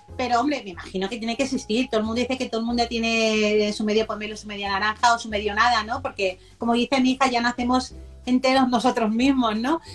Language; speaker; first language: Spanish; native; Spanish